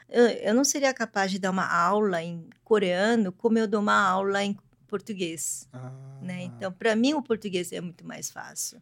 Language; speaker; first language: Portuguese; early bilingual, other home language; Korean